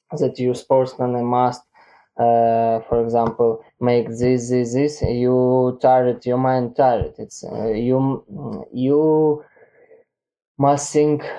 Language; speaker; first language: English; non-native, learner; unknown